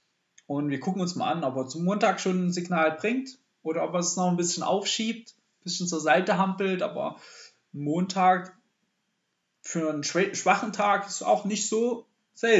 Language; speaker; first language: German; native; German